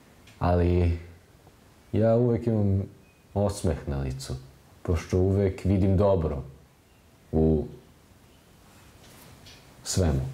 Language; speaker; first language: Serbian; early bilingual, heritage; German